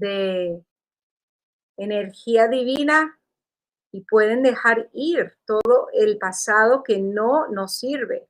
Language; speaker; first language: Spanish; early bilingual, heritage; Spanish